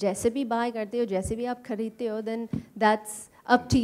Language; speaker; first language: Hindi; non-native, learner; English